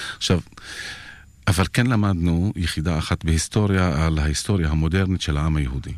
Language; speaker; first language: Hebrew; non-native, local second language; Arabic